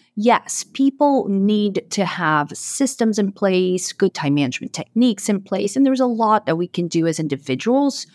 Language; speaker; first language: English; non-native, fluent; Portuguese